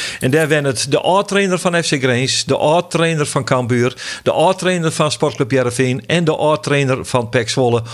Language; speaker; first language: Dutch; non-native, local second language; Western Frisian